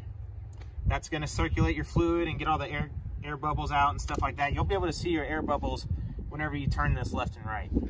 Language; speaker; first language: English; native; English